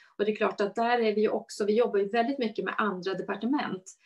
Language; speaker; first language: Swedish; native; Swedish